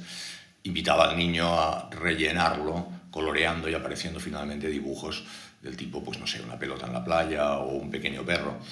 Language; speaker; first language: Spanish; native; Spanish